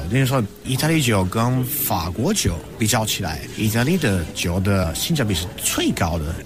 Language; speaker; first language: Chinese; non-native, fluent; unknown